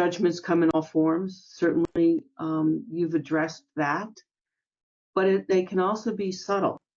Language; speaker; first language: English; native; English